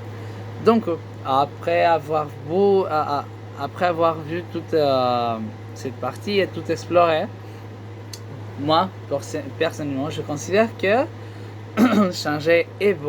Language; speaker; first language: French; non-native, learner; Spanish